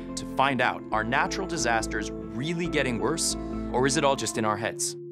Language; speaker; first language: English; native; English